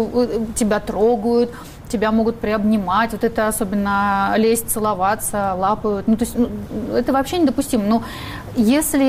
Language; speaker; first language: Russian; native; Russian